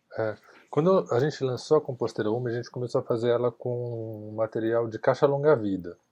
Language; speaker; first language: Portuguese; native; Portuguese